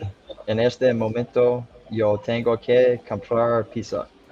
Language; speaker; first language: Spanish; non-native, learner; English